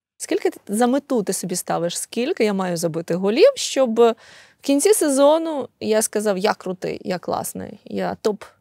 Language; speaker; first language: Ukrainian; native; Ukrainian